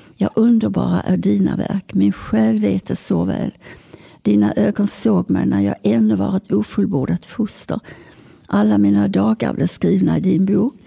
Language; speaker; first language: Swedish; native; Swedish